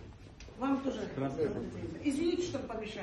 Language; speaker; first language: Russian; non-native, local second language; Uzbek